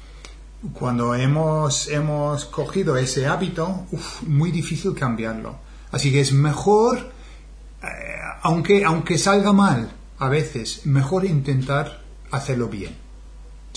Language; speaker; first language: Spanish; non-native, fluent; English